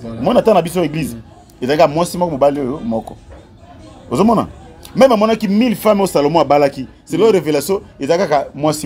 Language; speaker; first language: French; non-native, local second language; Lingala